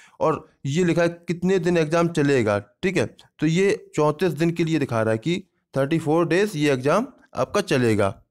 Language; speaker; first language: Hindi; native; Hindi